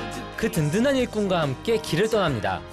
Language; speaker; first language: Korean; native; Korean